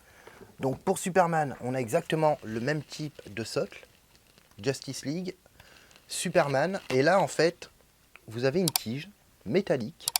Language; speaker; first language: French; native; French